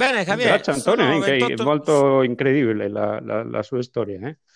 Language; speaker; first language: Italian; non-native, fluent; Spanish